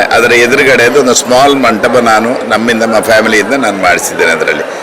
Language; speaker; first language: Kannada; native; Kannada